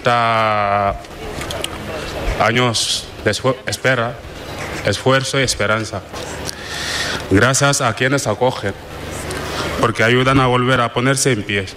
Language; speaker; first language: Spanish; non-native, fluent; Wolof